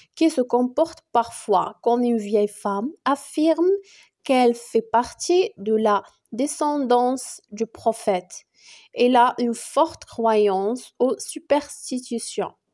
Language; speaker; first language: French; non-native, local second language; Arabic